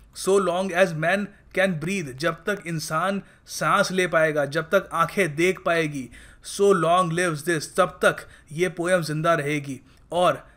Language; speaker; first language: Hindi; native; Hindi